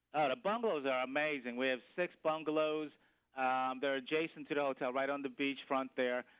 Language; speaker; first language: English; native; English